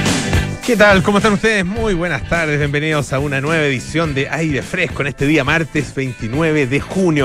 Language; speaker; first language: Spanish; native; Spanish